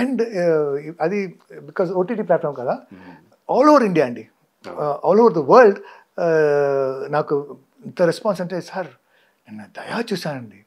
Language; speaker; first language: Telugu; non-native, fluent; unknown